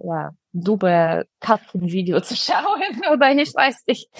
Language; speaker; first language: German; non-native, fluent; Russian